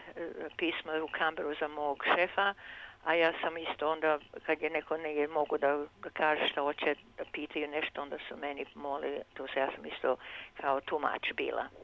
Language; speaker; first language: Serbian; early bilingual, heritage; Serbian